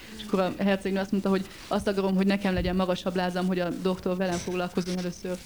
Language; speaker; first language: Hungarian; native; Hungarian